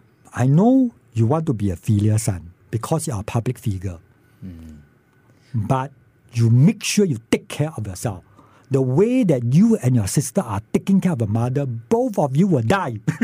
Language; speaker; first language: English; non-native, local second language; Chinese